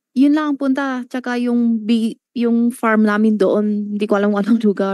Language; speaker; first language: Filipino; non-native, learner; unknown